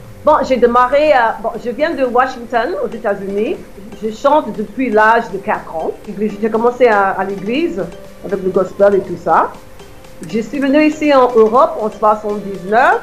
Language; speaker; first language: French; non-native, fluent; English